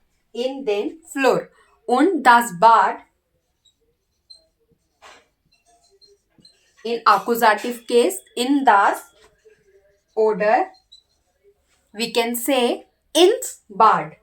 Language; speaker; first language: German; non-native, learner; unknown